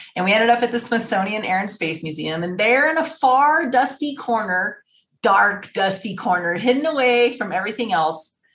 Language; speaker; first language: English; native; English